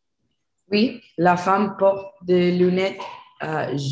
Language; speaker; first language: French; non-native, learner; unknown